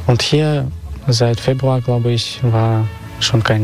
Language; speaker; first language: German; non-native, fluent; Russian